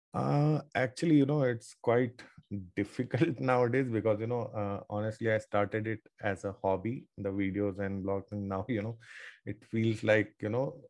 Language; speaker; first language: English; non-native, local second language; Hindi